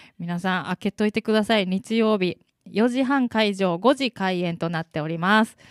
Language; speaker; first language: Japanese; native; Japanese